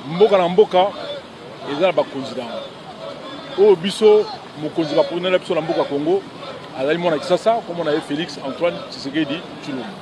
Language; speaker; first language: Lingala; native; Lingala